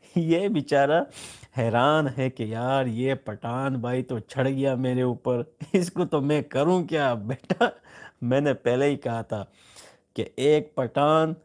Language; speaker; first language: Urdu; non-native, local second language; Pashto